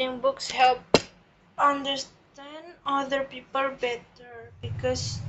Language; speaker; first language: English; non-native, learner; Indonesian